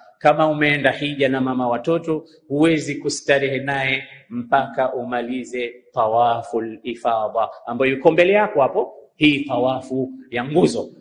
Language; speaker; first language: Swahili; native; Swahili